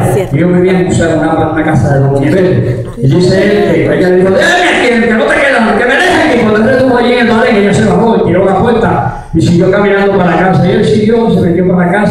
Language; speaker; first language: Spanish; native; Spanish